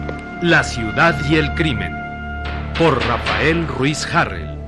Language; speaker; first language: Spanish; native; Spanish